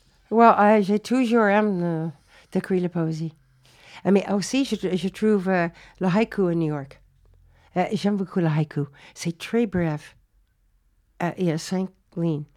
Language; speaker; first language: French; non-native, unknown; English